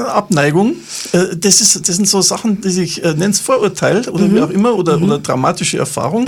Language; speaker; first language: German; native; German